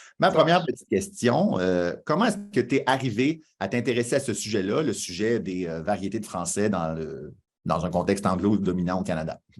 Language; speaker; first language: French; native; French